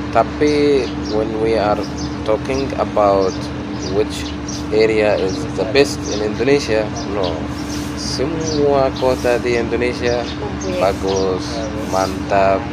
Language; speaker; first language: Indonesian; non-native, learner; Arabic